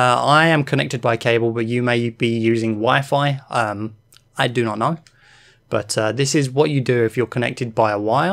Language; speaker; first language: English; native; English